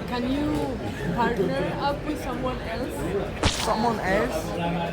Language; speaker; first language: English; non-native, fluent; Spanish